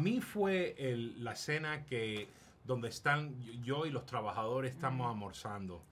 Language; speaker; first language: Spanish; early bilingual, heritage; English